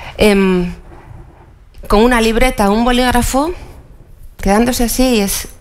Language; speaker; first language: Spanish; native; Spanish